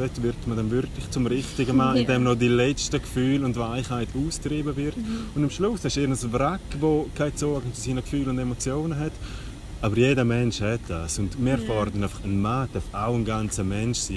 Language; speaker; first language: German; native; German